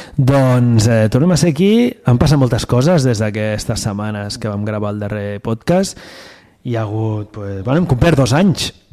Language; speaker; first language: Catalan; native; Catalan